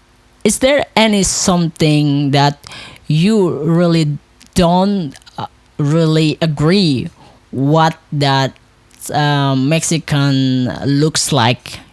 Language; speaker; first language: English; non-native, local second language; Indonesian